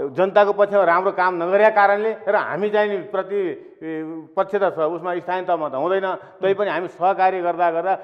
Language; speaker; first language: Nepali; native; Nepali